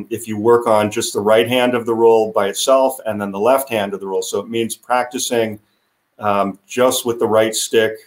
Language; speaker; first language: English; native; English